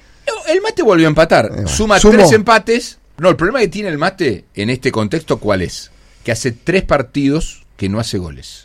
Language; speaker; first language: Spanish; native; Spanish